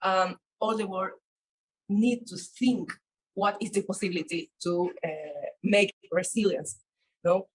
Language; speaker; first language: English; non-native, learner; Spanish